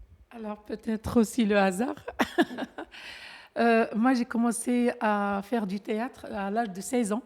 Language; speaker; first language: French; non-native, local second language; Arabic